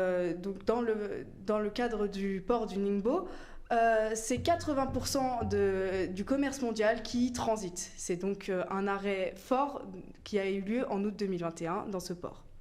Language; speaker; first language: French; native; French